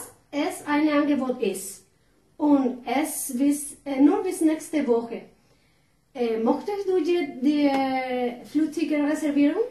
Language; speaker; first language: German; non-native, learner; Spanish